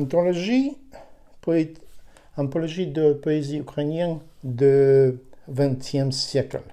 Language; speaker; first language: French; non-native, learner; Ukrainian